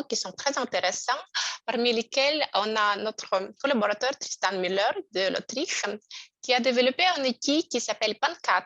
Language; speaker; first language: French; non-native, fluent; Russian